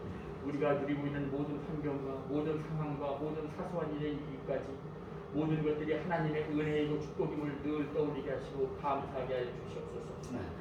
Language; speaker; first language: Korean; native; Korean